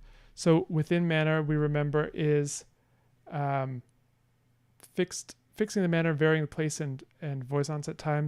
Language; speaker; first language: English; native; English